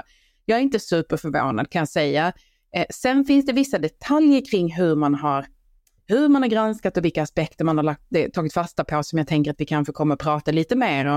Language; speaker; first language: Swedish; native; Swedish